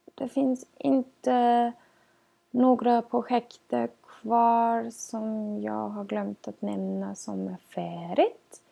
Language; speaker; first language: Swedish; non-native, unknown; German